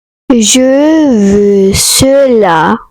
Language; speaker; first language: French; non-native, learner; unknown